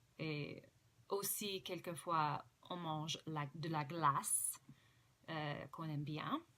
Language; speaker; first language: French; non-native, fluent; English